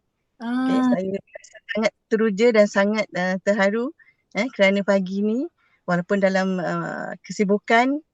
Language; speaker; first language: Malay; native; Malay